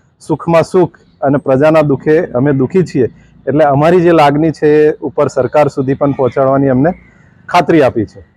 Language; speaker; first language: Gujarati; native; Gujarati